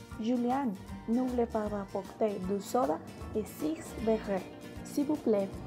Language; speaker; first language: French; non-native, learner; Spanish